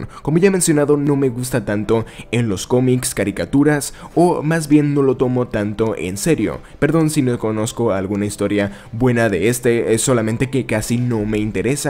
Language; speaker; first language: Spanish; native; Spanish